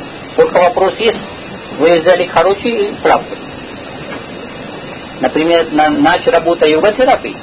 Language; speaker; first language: Russian; non-native, learner; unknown